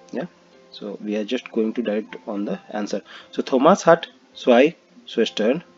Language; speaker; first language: English; non-native, local second language; Hindi